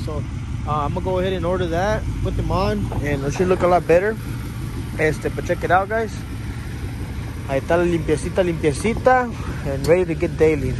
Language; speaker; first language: English; early bilingual, other home language; Spanish